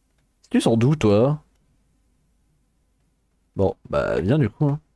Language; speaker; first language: French; native; French